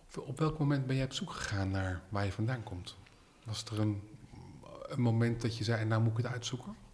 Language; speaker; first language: Dutch; native; Dutch